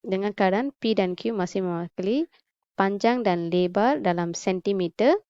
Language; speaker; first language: Malay; non-native, local second language; Tamil